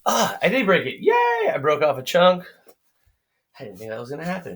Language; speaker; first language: English; native; English